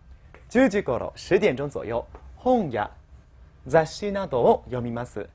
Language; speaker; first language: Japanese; non-native, fluent; Chinese